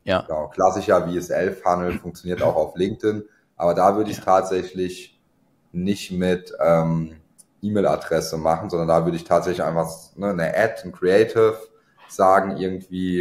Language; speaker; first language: German; native; German